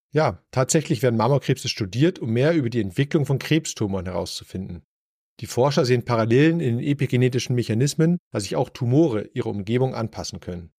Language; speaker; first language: German; native; German